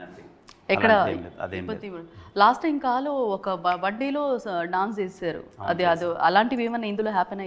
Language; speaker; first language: Telugu; native; Telugu